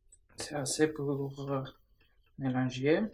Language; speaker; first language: French; non-native, learner; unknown